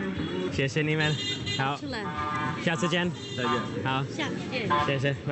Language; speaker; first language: Chinese; non-native, fluent; English